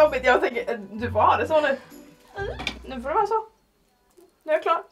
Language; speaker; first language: Swedish; native; Swedish